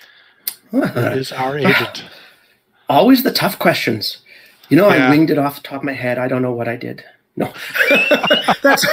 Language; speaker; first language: English; native; English